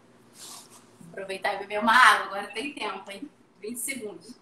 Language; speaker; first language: Portuguese; native; Portuguese